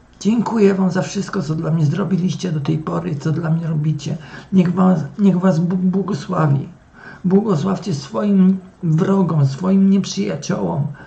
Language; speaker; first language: Polish; native; Polish